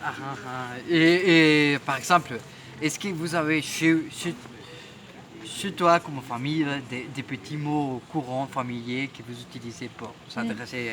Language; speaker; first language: French; non-native, fluent; Spanish